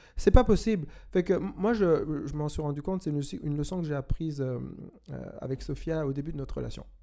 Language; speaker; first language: French; non-native, local second language; Kinyarwanda